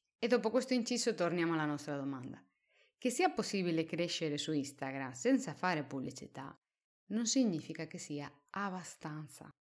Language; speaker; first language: Italian; non-native, fluent; Spanish